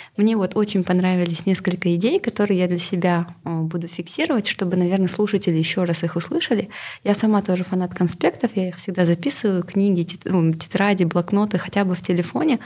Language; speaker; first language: Russian; non-native, local second language; Kazakh